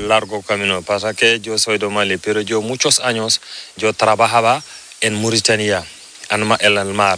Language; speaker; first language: Spanish; non-native, learner; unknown